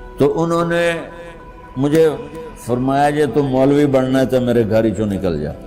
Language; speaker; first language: Urdu; non-native, local second language; Punjabi